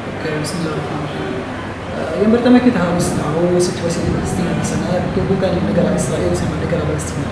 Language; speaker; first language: Indonesian; non-native, fluent; Arabic